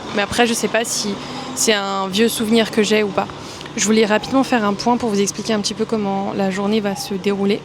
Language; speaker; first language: French; native; French